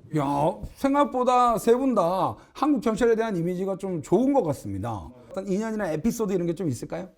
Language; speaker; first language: Korean; native; Korean